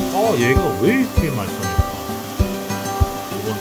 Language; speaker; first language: Korean; native; Korean